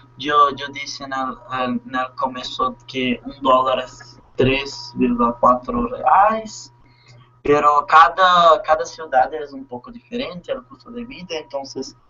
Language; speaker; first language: Spanish; non-native, learner; Portuguese